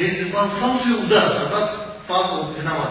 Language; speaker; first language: Russian; non-native, learner; Tibetan